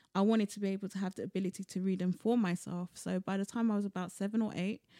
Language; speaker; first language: English; native; English